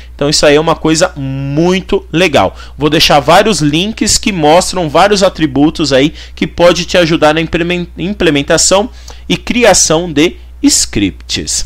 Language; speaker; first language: Portuguese; native; Portuguese